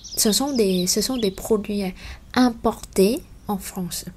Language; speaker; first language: French; non-native, fluent; Vietnamese